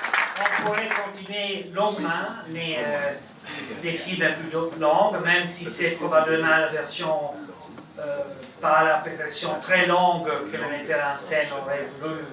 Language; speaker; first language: French; non-native, fluent; Italian